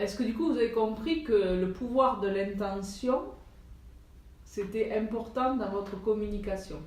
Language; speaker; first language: French; native; French